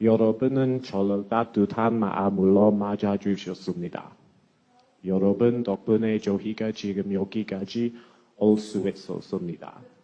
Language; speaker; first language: Korean; non-native, learner; English